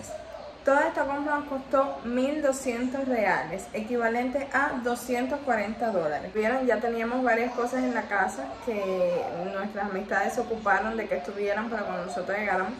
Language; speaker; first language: Spanish; native; Spanish